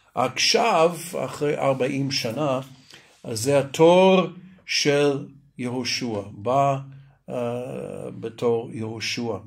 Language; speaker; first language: Hebrew; non-native, fluent; Russian